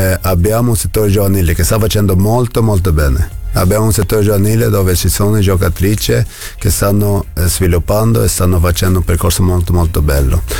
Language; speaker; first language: Italian; non-native, fluent; Swedish